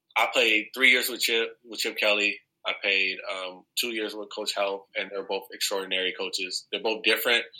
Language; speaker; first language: English; native; English